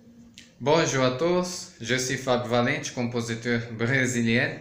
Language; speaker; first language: French; non-native, learner; Portuguese